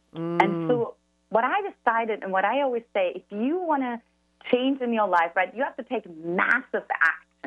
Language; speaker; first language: English; non-native, fluent; German